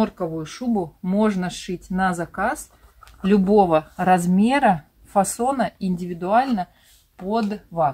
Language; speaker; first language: Russian; native; Russian